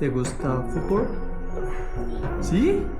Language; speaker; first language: Spanish; non-native, learner; Korean